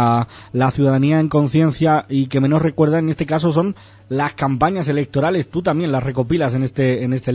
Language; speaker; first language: Spanish; native; Spanish